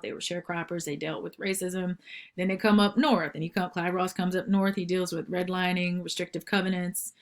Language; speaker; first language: English; native; English